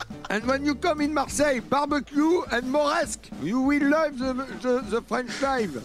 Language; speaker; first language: English; non-native, learner; French